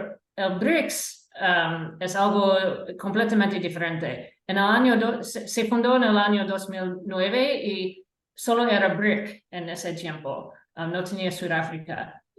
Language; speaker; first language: Spanish; non-native, fluent; English